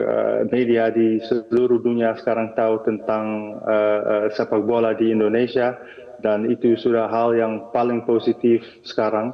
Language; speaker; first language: Indonesian; non-native, fluent; Dutch